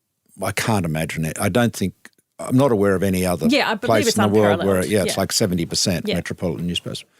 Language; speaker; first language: English; native; English